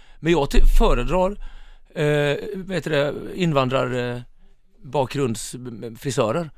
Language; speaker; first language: Swedish; native; Swedish